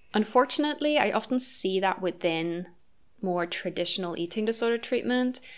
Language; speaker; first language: English; non-native, fluent; Norwegian